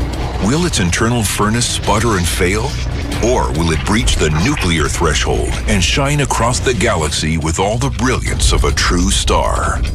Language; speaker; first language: English; native; English